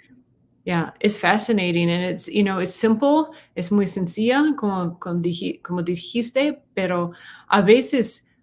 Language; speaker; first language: Spanish; non-native, learner; English